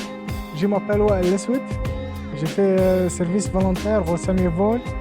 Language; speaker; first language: French; non-native, learner; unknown